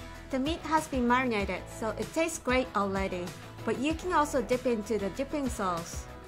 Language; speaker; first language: English; non-native, fluent; Japanese